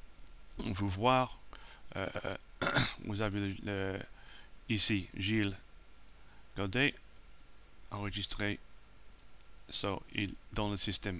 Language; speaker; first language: French; non-native, learner; English